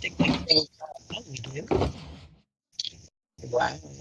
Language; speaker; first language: English; native; English